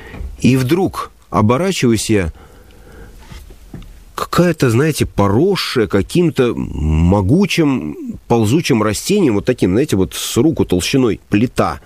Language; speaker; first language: Russian; native; Russian